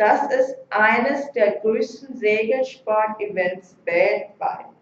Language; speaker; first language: German; non-native, fluent; Korean